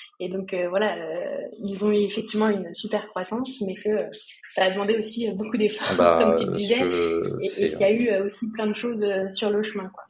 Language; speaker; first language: French; native; French